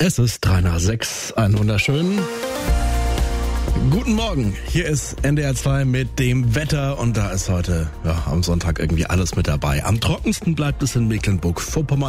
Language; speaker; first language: German; native; German